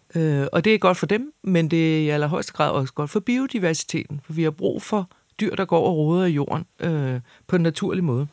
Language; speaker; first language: Danish; native; Danish